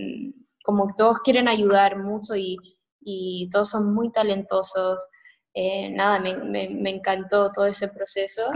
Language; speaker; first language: Spanish; early bilingual, heritage; Spanish